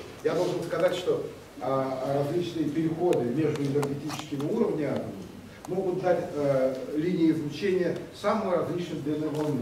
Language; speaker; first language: Russian; native; Russian